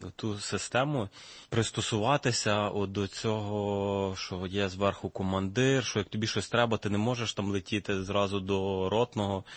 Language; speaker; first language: Ukrainian; native; Ukrainian